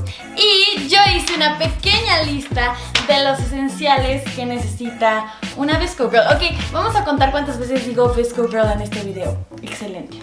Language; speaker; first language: Spanish; native; Spanish